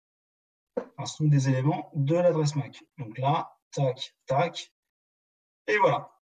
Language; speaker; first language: French; native; French